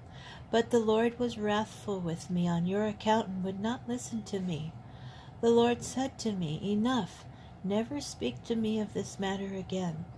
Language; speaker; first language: English; native; English